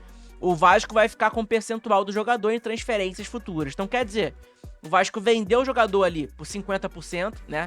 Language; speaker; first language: Portuguese; native; Portuguese